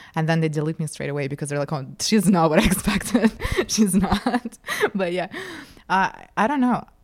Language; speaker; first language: English; non-native, fluent; Russian